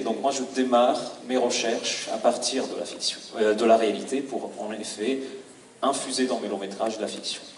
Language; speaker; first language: French; native; French